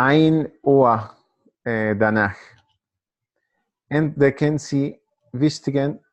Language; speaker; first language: German; non-native, learner; Spanish